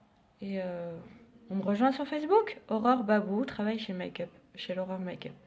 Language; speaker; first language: French; native; French